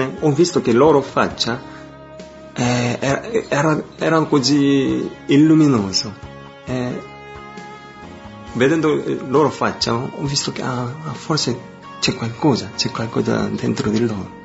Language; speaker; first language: Italian; non-native, fluent; Korean